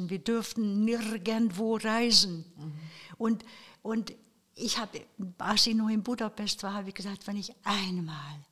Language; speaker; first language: German; non-native, fluent; Hungarian